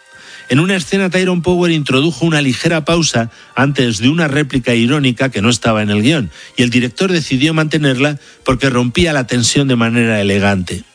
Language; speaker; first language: Spanish; native; Spanish